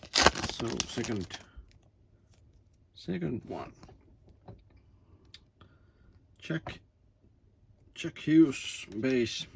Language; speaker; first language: English; non-native, learner; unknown